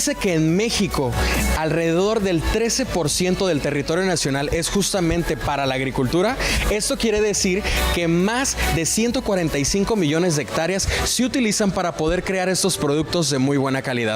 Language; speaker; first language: Spanish; native; Spanish